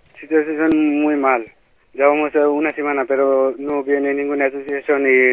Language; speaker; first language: Spanish; non-native, learner; Bangla